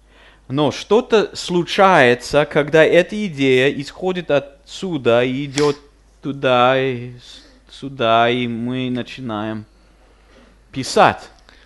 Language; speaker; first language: Russian; non-native, fluent; English